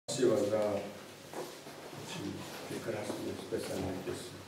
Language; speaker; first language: Russian; non-native, fluent; Korean